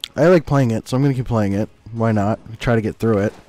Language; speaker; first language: English; native; English